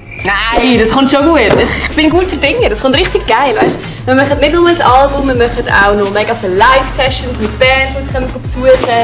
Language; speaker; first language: German; native; German